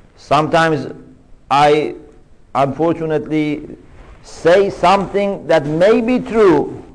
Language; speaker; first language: English; non-native, fluent; Persian